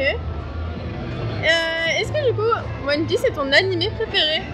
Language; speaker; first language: French; native; French